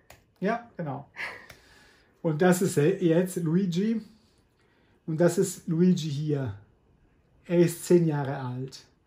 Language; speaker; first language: German; non-native, fluent; Italian